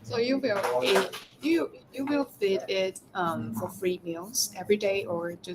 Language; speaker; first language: English; non-native, learner; Chinese